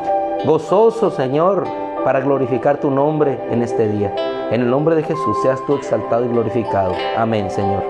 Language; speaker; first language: Spanish; native; Spanish